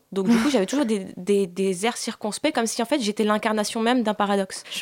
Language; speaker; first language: French; native; French